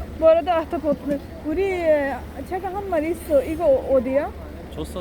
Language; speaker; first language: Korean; non-native, learner; Turkish